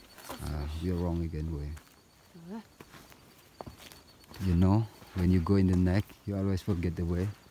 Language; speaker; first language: English; non-native, learner; Indonesian